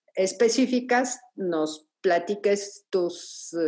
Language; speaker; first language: Spanish; non-native, fluent; Polish